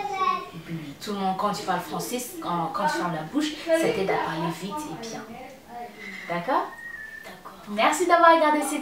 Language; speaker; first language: French; non-native, local second language; Kinyarwanda